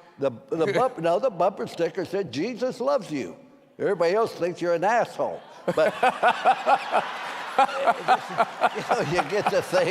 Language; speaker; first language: English; native; English